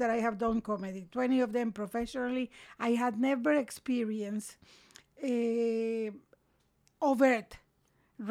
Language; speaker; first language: English; non-native, fluent; Spanish